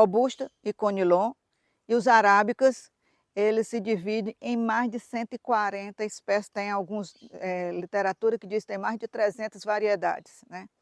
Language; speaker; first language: Portuguese; native; Portuguese